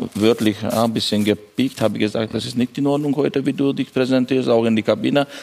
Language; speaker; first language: German; non-native, fluent; Hungarian